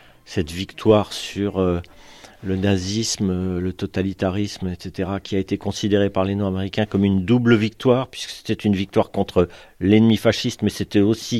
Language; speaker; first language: French; native; French